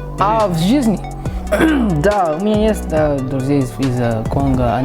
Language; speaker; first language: Russian; non-native, learner; English